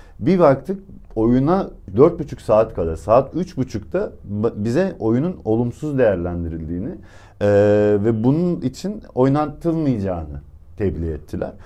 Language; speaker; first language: Turkish; native; Turkish